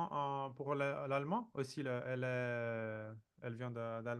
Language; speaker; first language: French; non-native, fluent; Portuguese